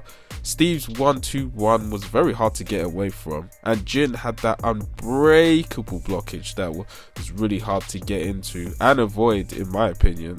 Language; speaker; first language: English; native; English